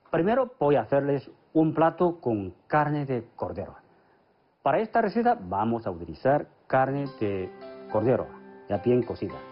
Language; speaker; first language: Spanish; non-native, fluent; Chinese